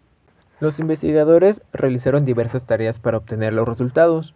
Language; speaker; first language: Spanish; native; Spanish